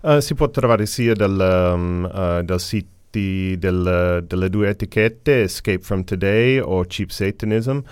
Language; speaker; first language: Italian; non-native, fluent; English